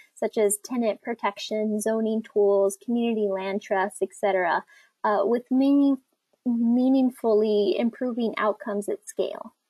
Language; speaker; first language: English; native; English